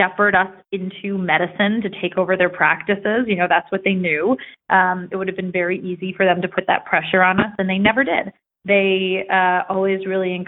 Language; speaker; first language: English; native; English